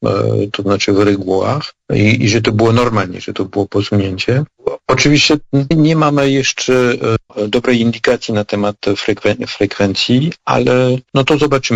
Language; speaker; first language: Polish; non-native, fluent; French